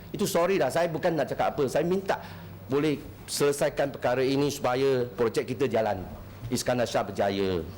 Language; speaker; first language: Malay; non-native, local second language; Chinese